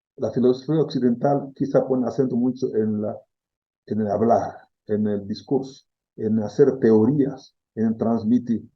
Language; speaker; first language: Spanish; non-native, fluent; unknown